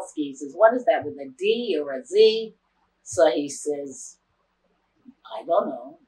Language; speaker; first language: English; native; English